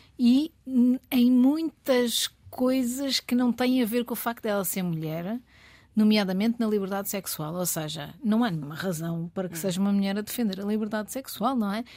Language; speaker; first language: Portuguese; native; Portuguese